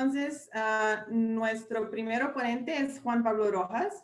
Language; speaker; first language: Spanish; non-native, fluent; English